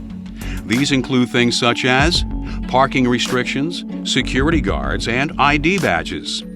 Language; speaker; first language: English; native; English